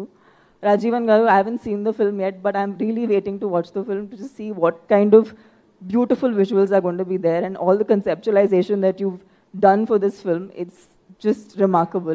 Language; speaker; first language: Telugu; non-native, fluent; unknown